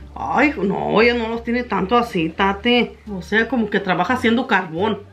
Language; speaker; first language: Spanish; native; Spanish